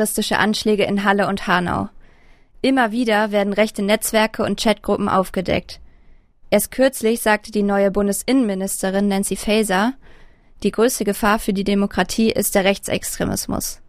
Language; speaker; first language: German; native; German